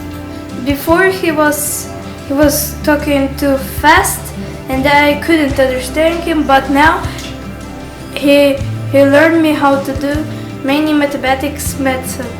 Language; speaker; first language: English; non-native, learner; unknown